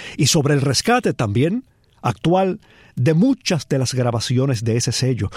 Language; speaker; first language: Spanish; native; Spanish